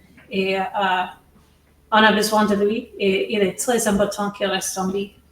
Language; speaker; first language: French; non-native, fluent; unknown